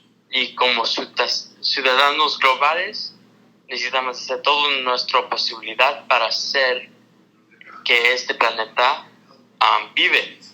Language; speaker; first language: Spanish; early bilingual, heritage; Spanish